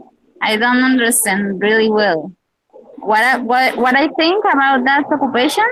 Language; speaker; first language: English; non-native, learner; Spanish